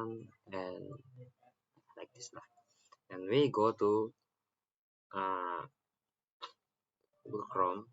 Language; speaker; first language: English; non-native, learner; Indonesian